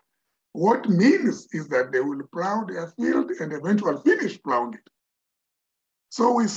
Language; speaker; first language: English; non-native, fluent; Tsonga